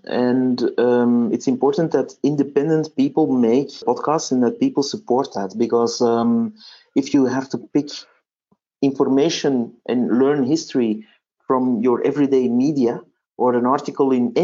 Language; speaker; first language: English; non-native, fluent; Dutch